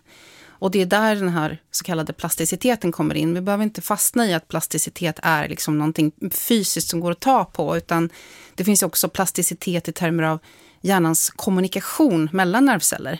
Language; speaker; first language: Swedish; native; Swedish